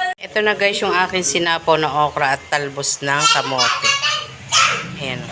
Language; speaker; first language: Filipino; native; Filipino